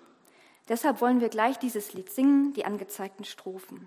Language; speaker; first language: German; native; German